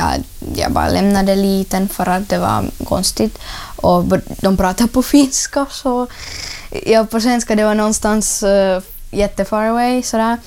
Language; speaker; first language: Swedish; non-native, learner; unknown